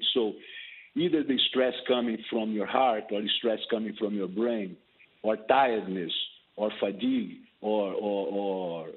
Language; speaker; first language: English; non-native, fluent; Portuguese